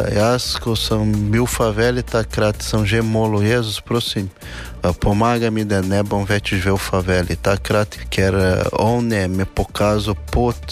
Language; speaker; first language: Slovenian; non-native, learner; Portuguese